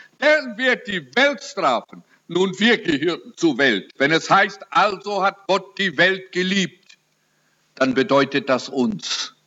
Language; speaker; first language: German; early bilingual, heritage; German